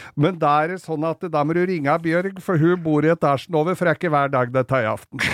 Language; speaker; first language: Norwegian; native; Norwegian